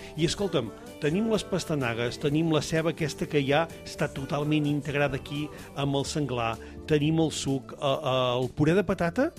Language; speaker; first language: Catalan; native; Catalan